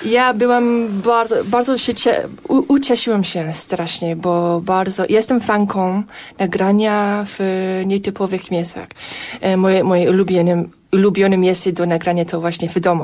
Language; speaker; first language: Polish; non-native, fluent; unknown